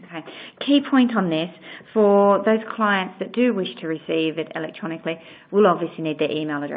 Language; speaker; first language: English; native; English